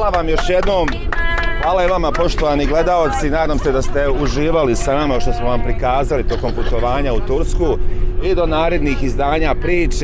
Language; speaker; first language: Bosnian; native; Bosnian